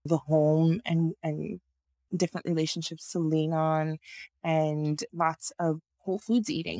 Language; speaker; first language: English; non-native, local second language; Yoruba